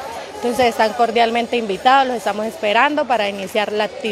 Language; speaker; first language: Spanish; native; Spanish